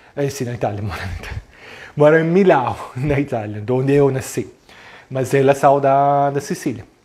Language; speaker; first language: Portuguese; non-native, fluent; Italian